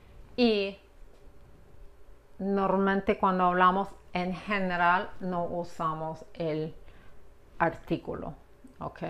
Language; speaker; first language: Spanish; non-native, fluent; English